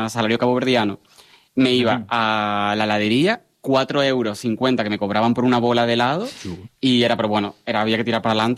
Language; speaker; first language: Spanish; native; Spanish